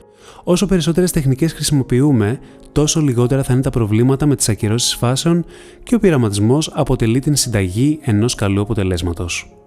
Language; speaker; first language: Greek; native; Greek